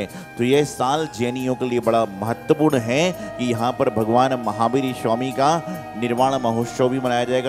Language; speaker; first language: Hindi; native; Hindi